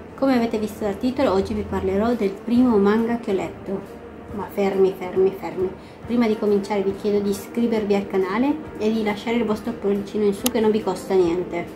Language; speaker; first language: Italian; non-native, fluent; Spanish